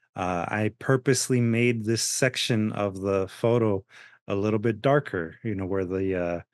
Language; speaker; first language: English; early bilingual, other home language; Spanish